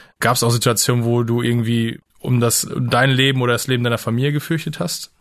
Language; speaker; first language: German; native; German